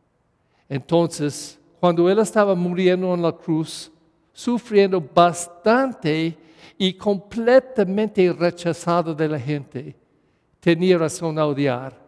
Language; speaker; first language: Spanish; non-native, fluent; English